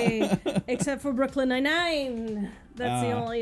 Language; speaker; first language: English; native; English